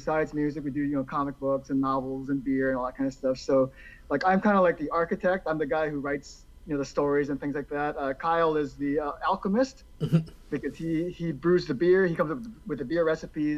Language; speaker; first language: English; native; English